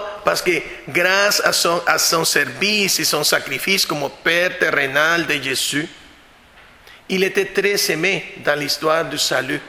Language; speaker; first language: French; non-native, fluent; Spanish